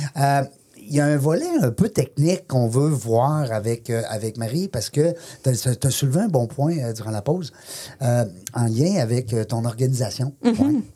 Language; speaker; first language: French; native; French